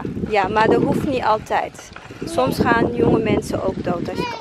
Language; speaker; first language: Dutch; early bilingual, heritage; Turkish